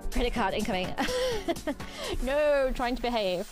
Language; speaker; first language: English; native; English